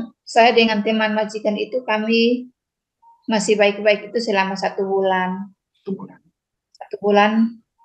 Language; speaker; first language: Indonesian; non-native, local second language; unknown